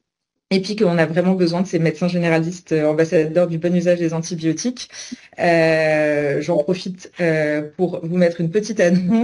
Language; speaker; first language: French; native; French